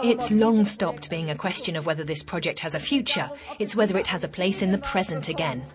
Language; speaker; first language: English; non-native, fluent; Turkish